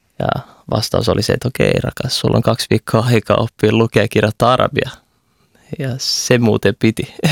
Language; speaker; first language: Finnish; early bilingual, other home language; Arabic